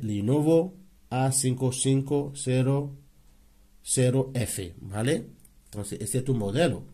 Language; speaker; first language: Spanish; non-native, learner; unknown